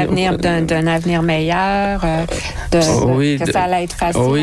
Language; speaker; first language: French; native; French